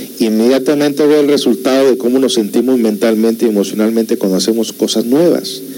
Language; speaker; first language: Spanish; early bilingual, heritage; Spanish